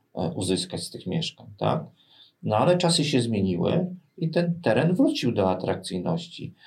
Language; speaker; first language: Polish; native; Polish